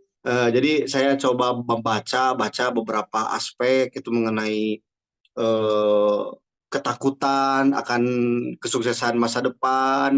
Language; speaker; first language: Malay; non-native, local second language; Sundanese